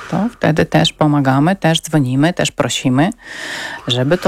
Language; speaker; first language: Polish; non-native, fluent; Ukrainian